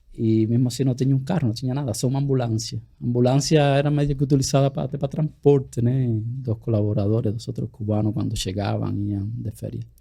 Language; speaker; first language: Portuguese; non-native, fluent; Spanish